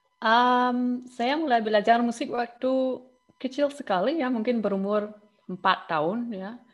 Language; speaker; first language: Indonesian; non-native, fluent; German